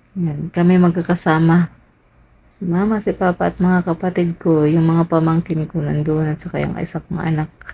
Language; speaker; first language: Filipino; non-native, local second language; Cebuano